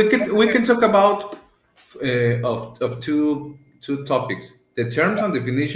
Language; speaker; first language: English; non-native, learner; Spanish